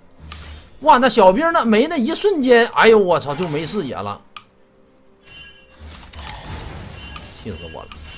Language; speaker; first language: Chinese; native; Chinese